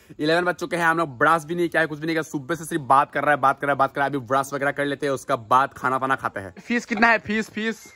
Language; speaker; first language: Hindi; non-native, local second language; Assamese